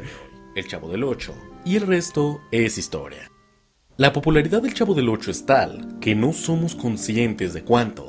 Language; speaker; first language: Spanish; native; Spanish